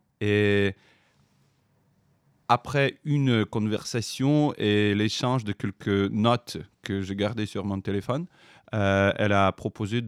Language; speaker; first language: French; non-native, fluent; Ukrainian